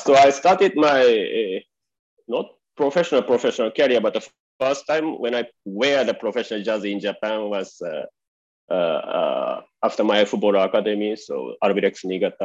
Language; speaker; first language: English; non-native, fluent; Japanese